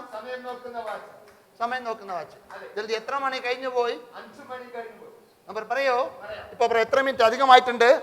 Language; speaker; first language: Malayalam; non-native, local second language; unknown